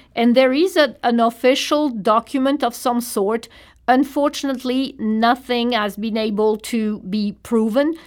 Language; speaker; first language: English; non-native, fluent; French